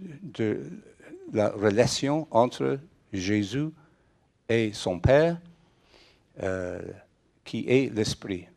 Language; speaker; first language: French; non-native, fluent; English